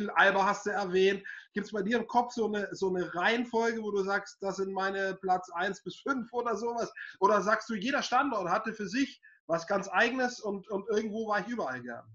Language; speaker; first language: German; native; German